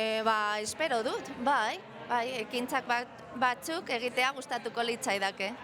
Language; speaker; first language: Basque; non-native, learner; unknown